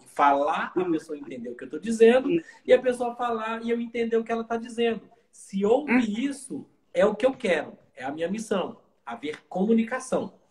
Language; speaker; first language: Portuguese; native; Portuguese